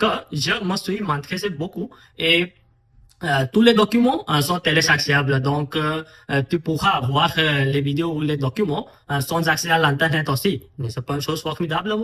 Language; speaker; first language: French; non-native, fluent; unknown